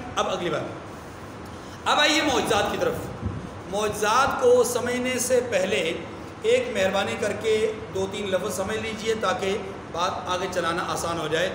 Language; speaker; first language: Urdu; non-native, local second language; Northern Hindko